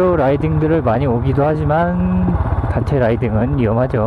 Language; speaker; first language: Korean; native; Korean